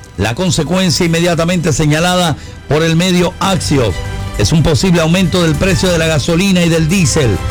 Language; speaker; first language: Spanish; native; Spanish